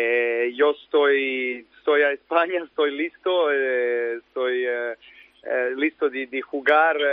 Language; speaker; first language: Spanish; non-native, learner; Serbian